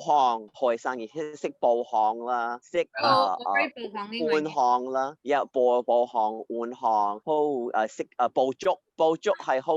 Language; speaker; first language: Cantonese; early bilingual, heritage; Cantonese